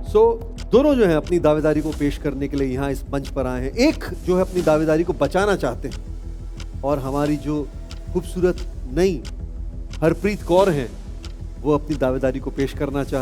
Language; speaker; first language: Hindi; native; Hindi